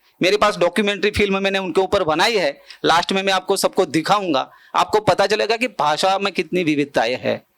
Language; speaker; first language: Hindi; non-native, local second language; Bhili